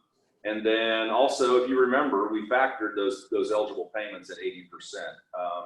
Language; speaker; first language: English; native; English